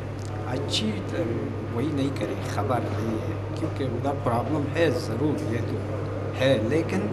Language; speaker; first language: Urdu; non-native, learner; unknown